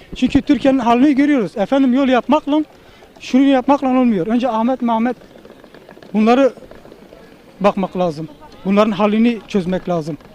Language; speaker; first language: Turkish; native; Turkish